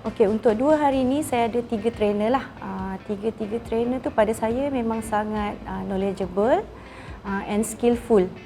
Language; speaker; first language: Malay; native; Malay